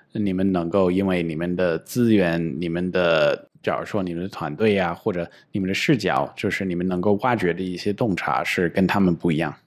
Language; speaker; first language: Chinese; non-native, fluent; English